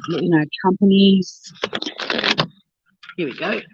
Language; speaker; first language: English; native; English